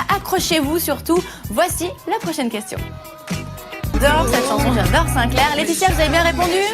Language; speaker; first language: French; native; French